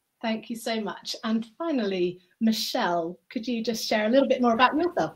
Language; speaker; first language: English; native; English